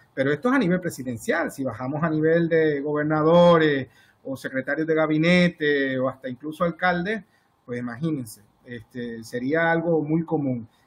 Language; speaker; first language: Spanish; native; Spanish